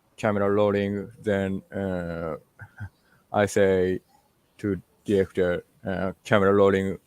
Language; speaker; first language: English; non-native, learner; Japanese